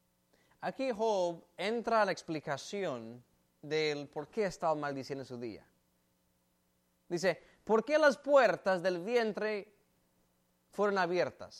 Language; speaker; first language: Spanish; native; Spanish